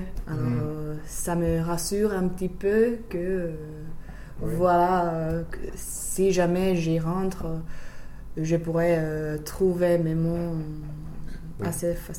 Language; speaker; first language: French; non-native, fluent; Finnish